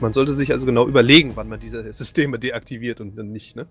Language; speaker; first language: German; native; German